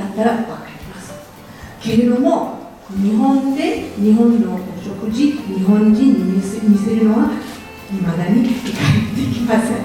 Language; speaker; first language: Japanese; non-native, fluent; French